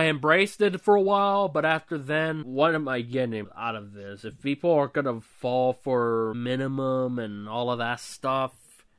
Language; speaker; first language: English; native; English